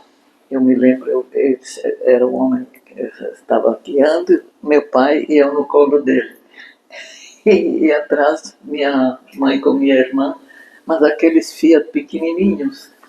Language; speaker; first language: Portuguese; non-native, fluent; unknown